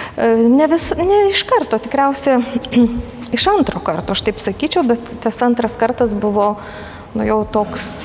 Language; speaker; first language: Lithuanian; native; Lithuanian